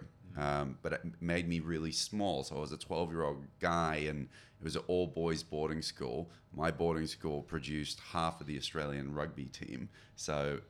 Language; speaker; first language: English; native; English